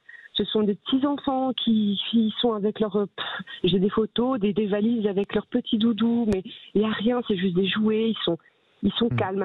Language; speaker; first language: French; native; French